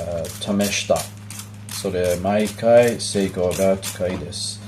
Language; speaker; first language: Japanese; non-native, learner; English